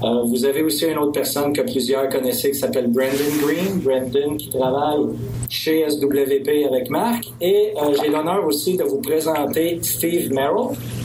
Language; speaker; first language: French; native; French